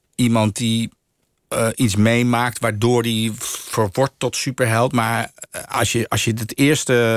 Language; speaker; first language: Dutch; native; Dutch